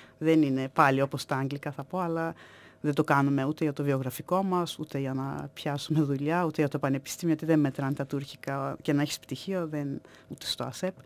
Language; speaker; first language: Greek; non-native, fluent; Turkish